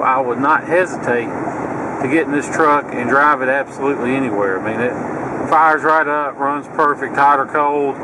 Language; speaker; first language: English; native; English